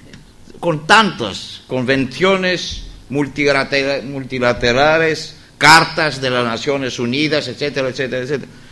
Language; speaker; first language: Spanish; non-native, fluent; Greek